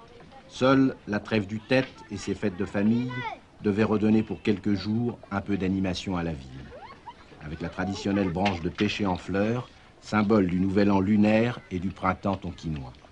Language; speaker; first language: French; native; French